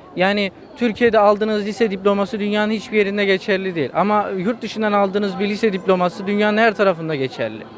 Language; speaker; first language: Turkish; native; Turkish